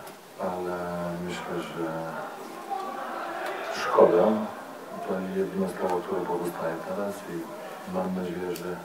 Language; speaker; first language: Polish; non-native, learner; Lithuanian